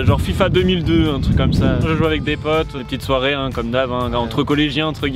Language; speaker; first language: French; native; French